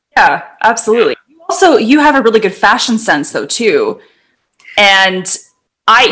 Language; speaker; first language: English; native; English